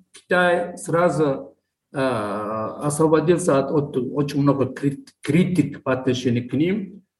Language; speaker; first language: Russian; non-native, local second language; Tajik